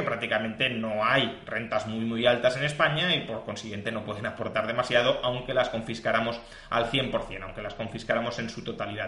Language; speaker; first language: Spanish; native; Spanish